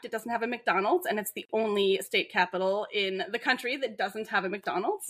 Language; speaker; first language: English; native; English